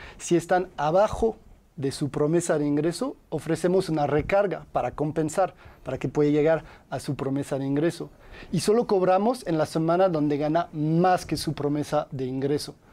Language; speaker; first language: Spanish; non-native, fluent; French